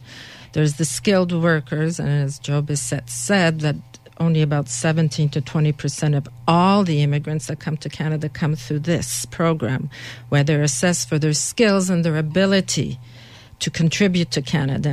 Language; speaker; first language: English; native; English